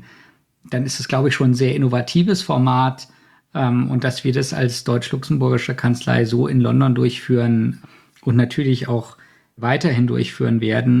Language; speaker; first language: German; native; German